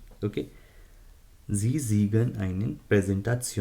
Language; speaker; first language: German; non-native, learner; Hindi